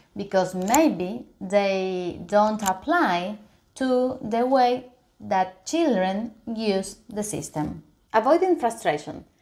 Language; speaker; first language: English; non-native, fluent; Spanish